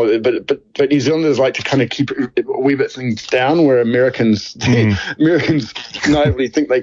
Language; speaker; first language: English; native; English